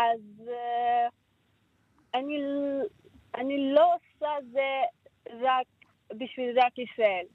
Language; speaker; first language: Hebrew; non-native, learner; Turkish